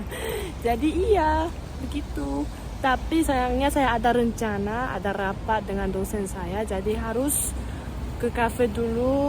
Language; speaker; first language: Indonesian; non-native, fluent; Korean